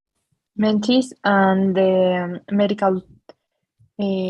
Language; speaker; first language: English; non-native, learner; Spanish